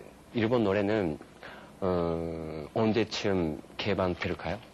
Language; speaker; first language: Korean; non-native, fluent; Japanese